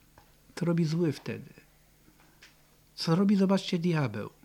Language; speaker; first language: Polish; native; Polish